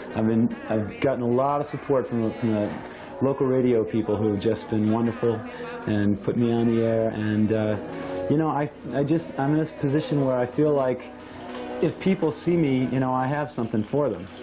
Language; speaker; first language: English; native; English